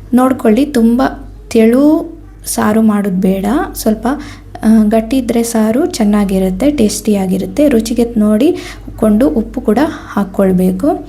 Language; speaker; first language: Kannada; non-native, local second language; Konkani